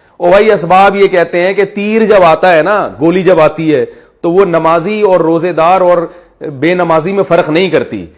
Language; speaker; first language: Urdu; native; Urdu